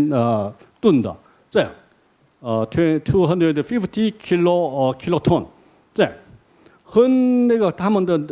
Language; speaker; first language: Chinese; non-native, learner; Korean